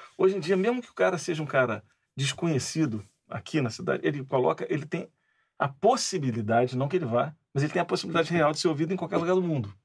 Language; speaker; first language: Portuguese; native; Portuguese